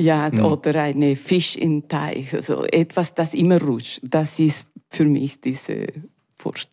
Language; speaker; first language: German; non-native, learner; Spanish